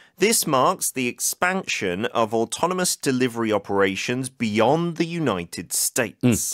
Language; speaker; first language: English; native; English